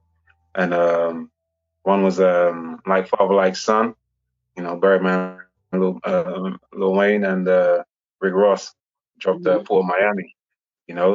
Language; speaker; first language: English; native; English